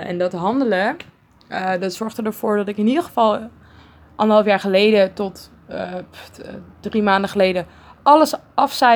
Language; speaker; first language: Dutch; native; Dutch